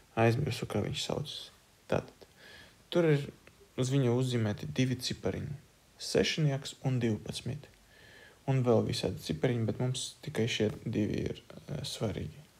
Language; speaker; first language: Latvian; non-native, local second language; Russian